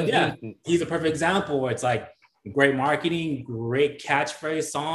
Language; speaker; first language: English; native; English